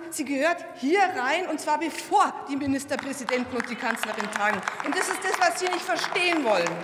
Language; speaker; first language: German; native; German